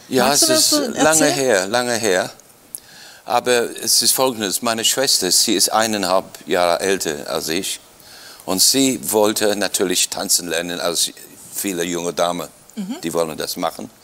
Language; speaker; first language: German; non-native, fluent; English